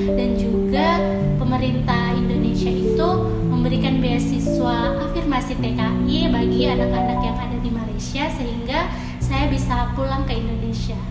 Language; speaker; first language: Indonesian; early bilingual, heritage; Indonesian